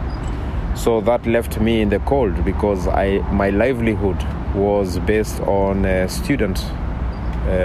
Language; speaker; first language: English; non-native, local second language; Masai